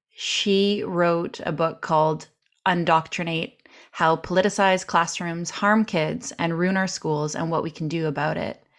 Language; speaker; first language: English; native; English